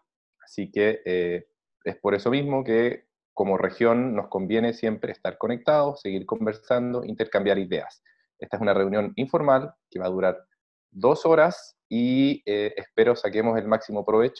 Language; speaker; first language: Spanish; native; Spanish